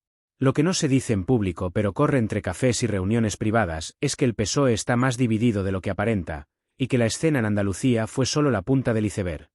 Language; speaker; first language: Spanish; native; Spanish